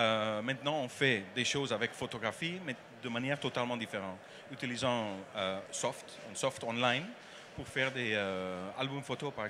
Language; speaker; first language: French; non-native, learner; Dutch